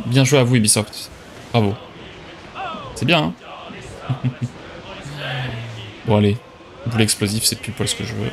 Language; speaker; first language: French; native; French